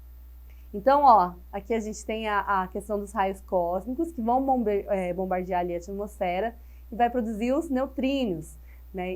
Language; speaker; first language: Portuguese; native; Portuguese